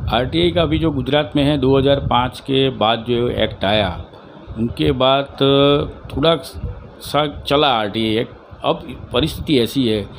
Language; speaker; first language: Hindi; native; Hindi